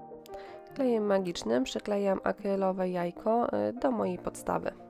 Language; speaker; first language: Polish; native; Polish